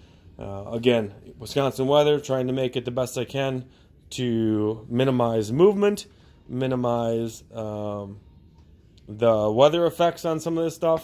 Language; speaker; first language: English; native; English